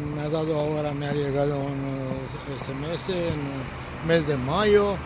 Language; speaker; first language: Spanish; non-native, learner; Romanian